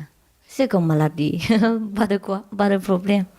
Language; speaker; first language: French; non-native, learner; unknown